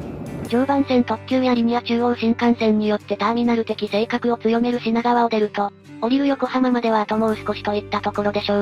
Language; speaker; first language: Japanese; native; Japanese